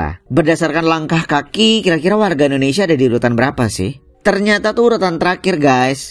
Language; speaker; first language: Indonesian; native; Indonesian